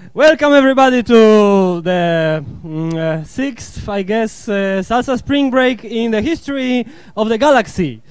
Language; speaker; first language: English; non-native, fluent; Polish